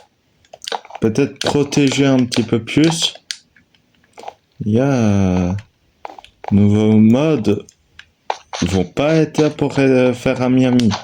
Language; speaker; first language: French; native; French